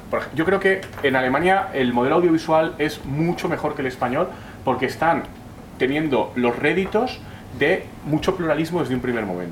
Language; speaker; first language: Spanish; native; Spanish